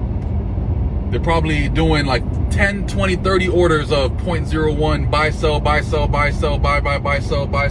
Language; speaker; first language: English; native; English